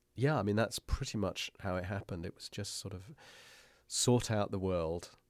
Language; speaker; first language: English; native; English